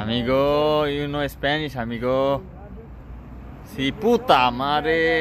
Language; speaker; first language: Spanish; non-native, learner; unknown